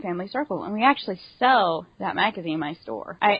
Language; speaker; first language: English; native; English